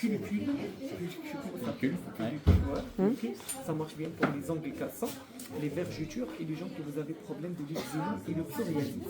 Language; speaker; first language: French; non-native, local second language; Arabic